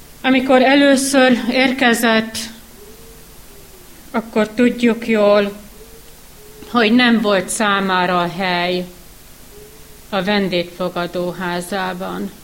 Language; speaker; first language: Hungarian; native; Hungarian